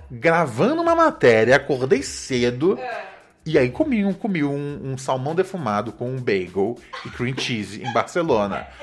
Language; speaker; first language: Portuguese; native; Portuguese